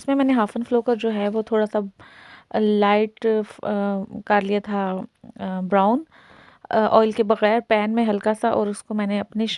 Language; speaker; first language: Hindi; native; Hindi